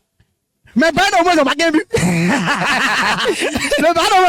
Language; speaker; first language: French; non-native, local second language; Wolof